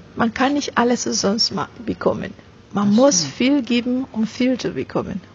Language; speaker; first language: German; non-native, fluent; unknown